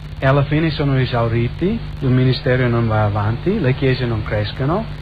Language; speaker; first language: Italian; non-native, fluent; English